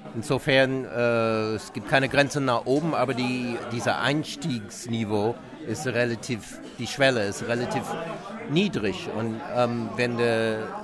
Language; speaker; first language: German; non-native, fluent; English